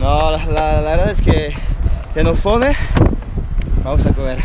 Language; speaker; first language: Portuguese; non-native, learner; Spanish